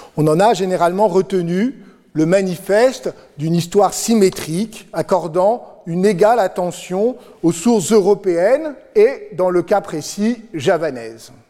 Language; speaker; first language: French; native; French